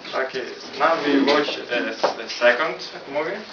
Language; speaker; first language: English; non-native, learner; Ukrainian